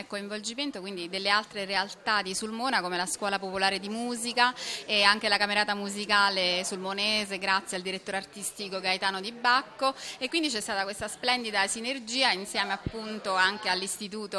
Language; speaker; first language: Italian; native; Italian